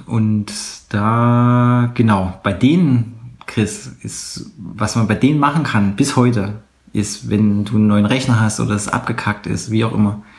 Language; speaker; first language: German; native; German